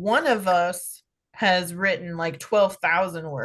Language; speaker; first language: English; native; English